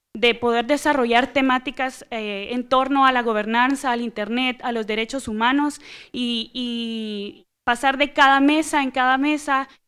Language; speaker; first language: Spanish; native; Spanish